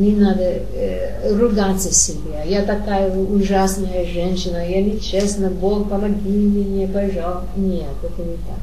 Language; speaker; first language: Russian; non-native, learner; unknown